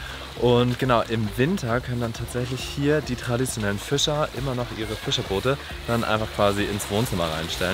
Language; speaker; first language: German; native; German